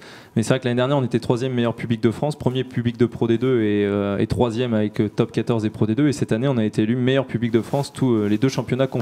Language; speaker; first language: French; native; French